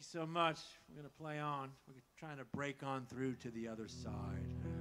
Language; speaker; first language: English; native; English